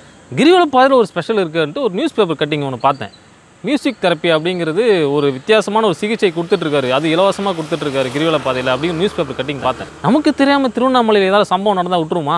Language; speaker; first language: Tamil; native; Tamil